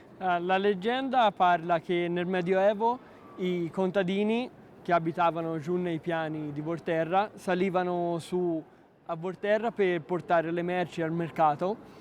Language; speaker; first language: Italian; native; Italian